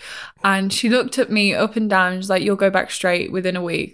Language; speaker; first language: English; native; English